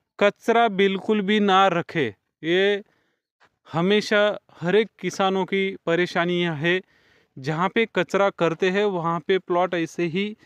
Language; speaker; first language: Hindi; non-native, local second language; Marathi